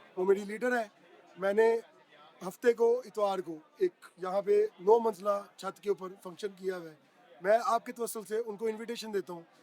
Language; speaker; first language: Urdu; non-native, local second language; Punjabi